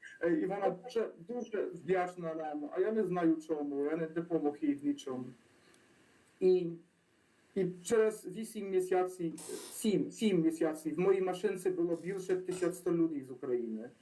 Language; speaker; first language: Polish; non-native, learner; Ukrainian